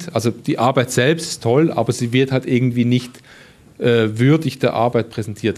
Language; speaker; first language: German; native; German